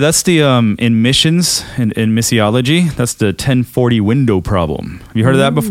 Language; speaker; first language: English; early bilingual, other home language; German